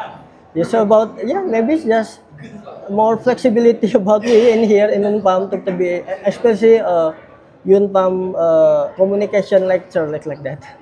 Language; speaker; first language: English; non-native, learner; Indonesian